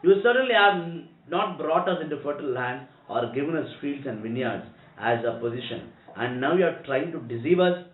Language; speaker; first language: English; non-native, local second language; Telugu